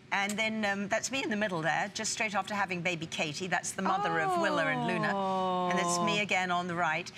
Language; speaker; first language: English; native; English